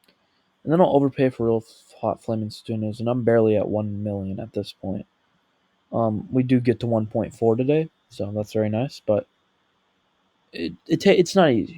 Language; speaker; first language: English; native; English